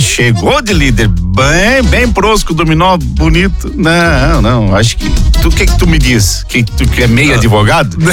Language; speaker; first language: Portuguese; native; Portuguese